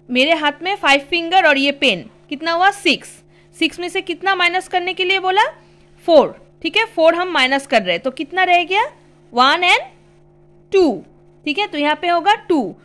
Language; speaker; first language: Hindi; non-native, local second language; Bangla